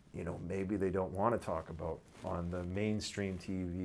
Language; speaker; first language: English; native; English